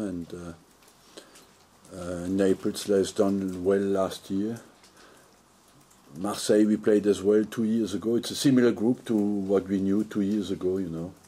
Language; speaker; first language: English; non-native, fluent; French